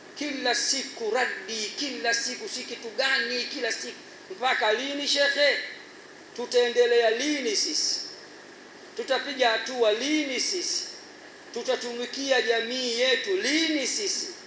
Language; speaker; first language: Swahili; native; Swahili